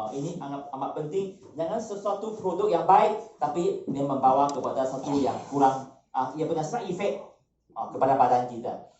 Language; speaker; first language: Malay; non-native, local second language; Chinese